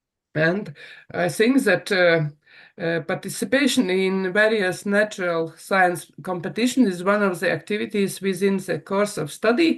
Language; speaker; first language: English; non-native, learner; Latvian